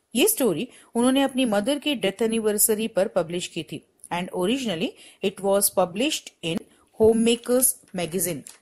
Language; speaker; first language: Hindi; non-native, local second language; Gujarati